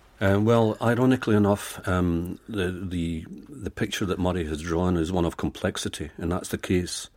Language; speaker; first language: English; native; English